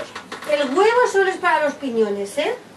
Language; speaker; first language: Spanish; native; Spanish